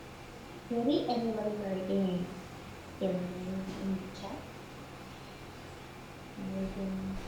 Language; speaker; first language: English; non-native, fluent; Spanish